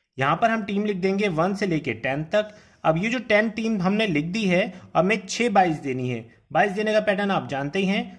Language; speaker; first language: Hindi; native; Hindi